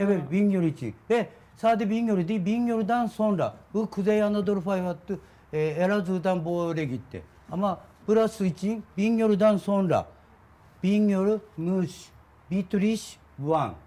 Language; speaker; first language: Turkish; non-native, learner; Japanese